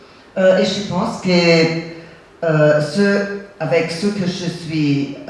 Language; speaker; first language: French; non-native, fluent; German